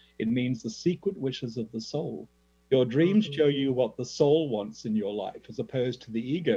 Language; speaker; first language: English; native; English